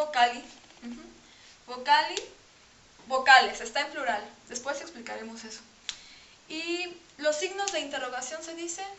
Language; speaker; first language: Spanish; non-native, fluent; French